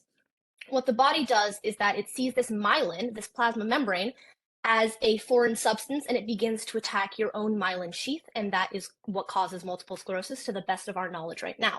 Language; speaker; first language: English; native; English